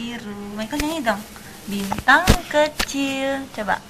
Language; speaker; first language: Indonesian; native; Indonesian